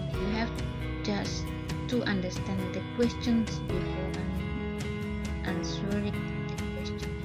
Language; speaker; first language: English; non-native, fluent; Indonesian